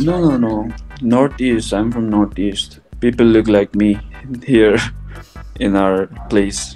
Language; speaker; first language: English; non-native, fluent; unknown